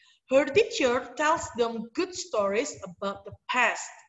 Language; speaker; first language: English; non-native, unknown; Indonesian